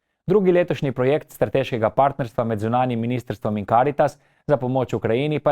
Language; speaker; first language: Slovenian; native; Slovenian